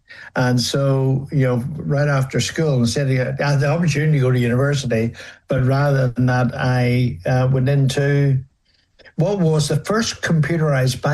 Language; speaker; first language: English; native; English